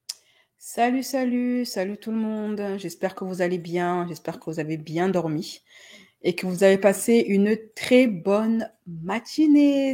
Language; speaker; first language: French; native; French